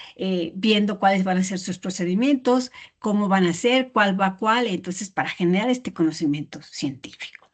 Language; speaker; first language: Spanish; native; Spanish